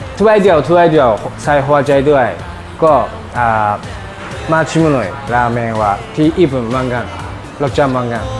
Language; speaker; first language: Thai; non-native, learner; Japanese